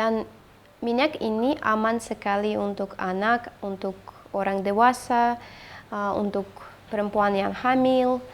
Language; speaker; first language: Indonesian; non-native, fluent; Russian